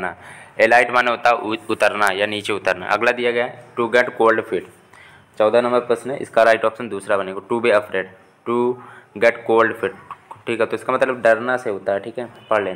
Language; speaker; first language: Hindi; native; Hindi